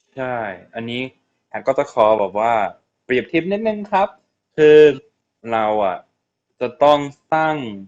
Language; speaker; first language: Thai; non-native, fluent; English